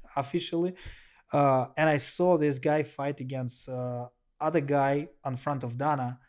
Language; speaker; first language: English; non-native, learner; Russian